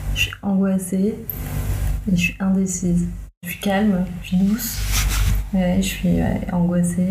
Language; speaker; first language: French; non-native, local second language; Arabic